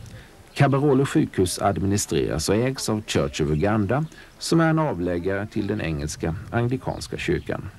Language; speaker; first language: Swedish; native; Swedish